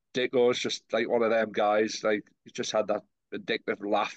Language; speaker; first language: English; native; English